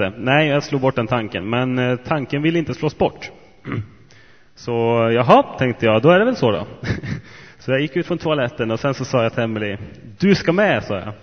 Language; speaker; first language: Swedish; native; Swedish